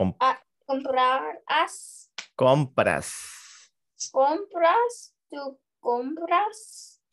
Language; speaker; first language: Spanish; non-native, learner; English